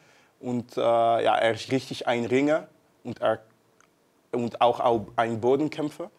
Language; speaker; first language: German; non-native, learner; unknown